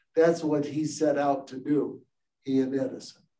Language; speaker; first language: English; native; English